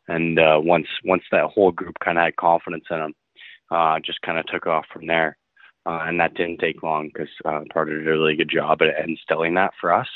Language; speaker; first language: English; native; English